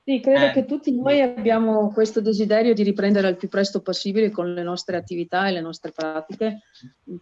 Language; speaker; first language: Italian; native; Italian